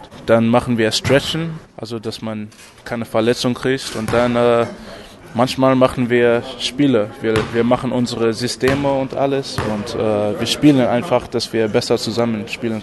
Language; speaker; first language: German; non-native, fluent; English